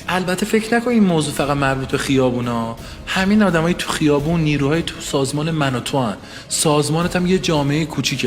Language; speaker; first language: Persian; native; Persian